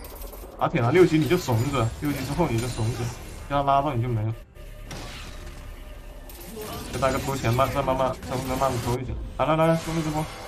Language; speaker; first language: Chinese; native; Chinese